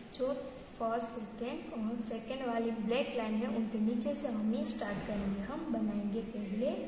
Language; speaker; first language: Hindi; non-native, local second language; Gujarati